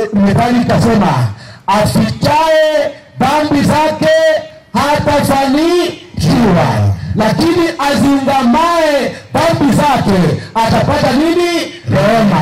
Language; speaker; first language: Swahili; non-native, local second language; Gusii